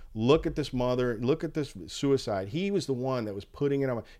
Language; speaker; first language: English; early bilingual, other home language; Spanish